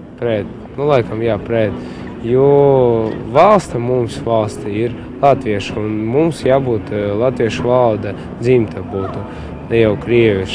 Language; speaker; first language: Latvian; non-native, local second language; Russian